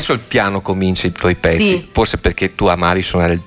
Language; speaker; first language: Italian; native; Italian